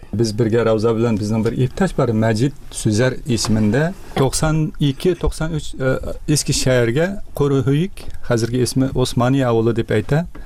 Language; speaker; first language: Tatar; early bilingual, heritage; Tatar